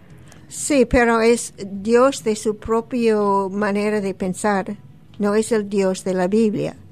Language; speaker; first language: Spanish; non-native, fluent; English